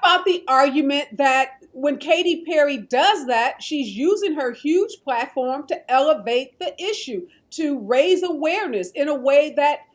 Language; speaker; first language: English; native; English